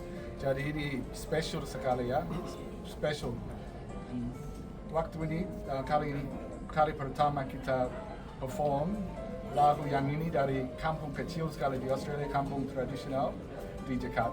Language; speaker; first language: Indonesian; non-native, fluent; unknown